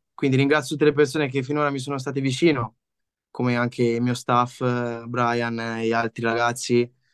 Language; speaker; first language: Italian; native; Italian